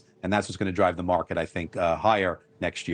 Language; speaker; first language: English; native; English